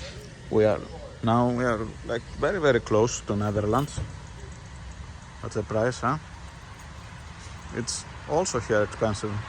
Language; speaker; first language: English; non-native, learner; Greek